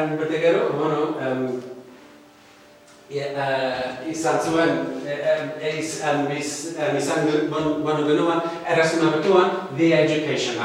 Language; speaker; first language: Basque; non-native, fluent; Welsh